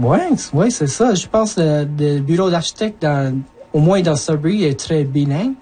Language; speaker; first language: French; early bilingual, other home language; Japanese